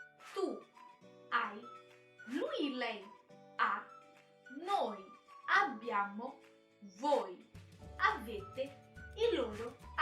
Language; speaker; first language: Italian; non-native, fluent; Portuguese